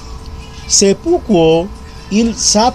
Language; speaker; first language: French; non-native, learner; Spanish